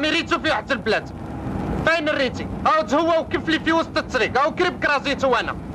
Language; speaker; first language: Arabic; native; Arabic